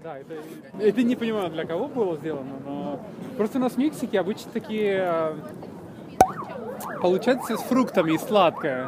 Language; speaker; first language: Russian; non-native, fluent; Spanish